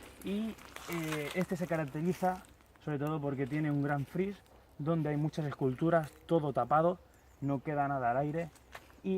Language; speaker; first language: Spanish; native; Spanish